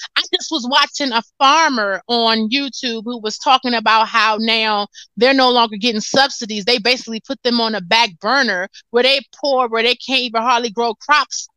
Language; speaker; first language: English; native; English